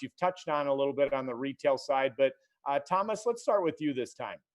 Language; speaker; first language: English; native; English